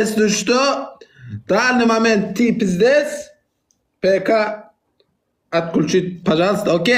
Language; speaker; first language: Russian; non-native, learner; Turkmen